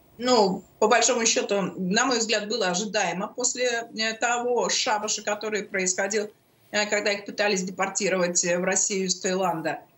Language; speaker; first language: Russian; native; Russian